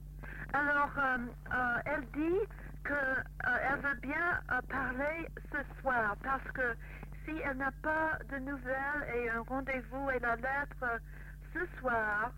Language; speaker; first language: French; non-native, fluent; English